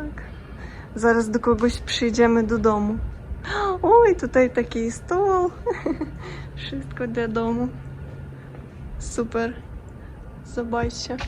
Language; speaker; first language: Polish; non-native, learner; Ukrainian